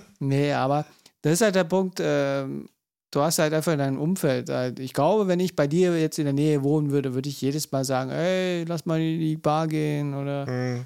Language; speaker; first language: German; early bilingual, other home language; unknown